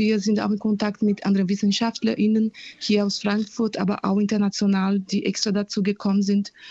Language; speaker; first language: German; non-native, fluent; Portuguese